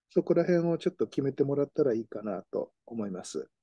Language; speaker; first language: Japanese; native; Japanese